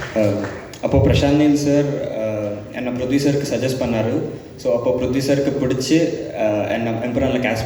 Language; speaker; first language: Tamil; non-native, learner; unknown